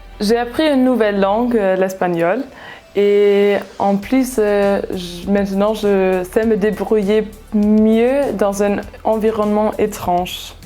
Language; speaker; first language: French; non-native, fluent; German